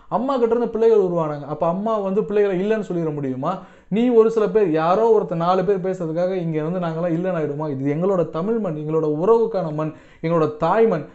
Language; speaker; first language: Tamil; non-native, local second language; Telugu